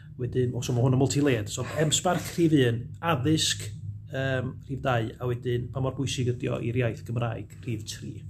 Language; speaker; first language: Welsh; native; Welsh